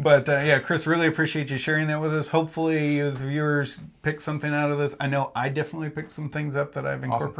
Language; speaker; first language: English; native; English